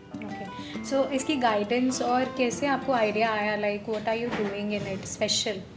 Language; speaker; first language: Hindi; native; Hindi